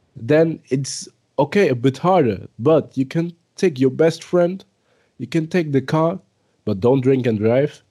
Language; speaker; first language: English; early bilingual, other home language; German